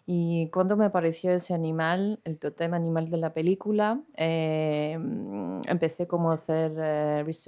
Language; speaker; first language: Spanish; non-native, fluent; Greek